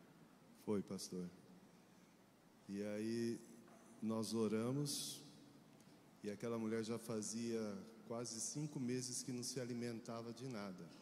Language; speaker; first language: Portuguese; native; Portuguese